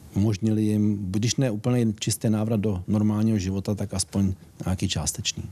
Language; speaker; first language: Czech; native; Czech